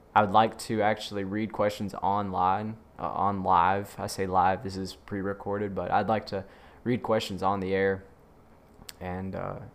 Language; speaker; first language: English; native; English